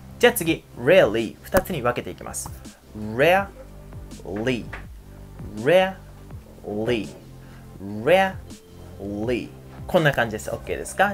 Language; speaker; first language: Japanese; native; Japanese